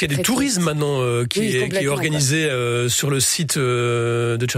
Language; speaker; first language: French; native; French